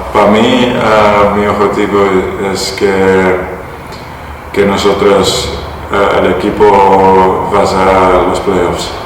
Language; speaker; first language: Spanish; non-native, learner; Dutch